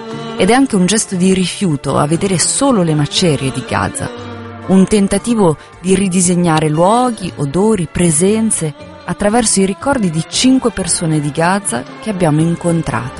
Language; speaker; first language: Italian; native; Italian